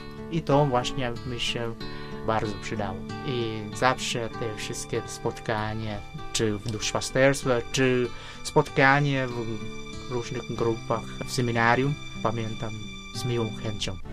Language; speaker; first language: Polish; non-native, fluent; Vietnamese